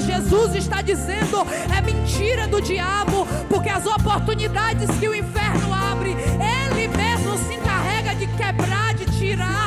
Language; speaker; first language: Portuguese; native; Portuguese